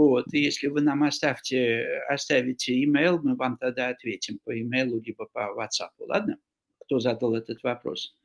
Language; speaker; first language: Russian; non-native, fluent; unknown